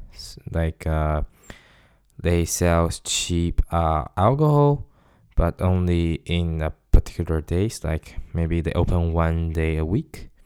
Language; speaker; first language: English; non-native, fluent; Chinese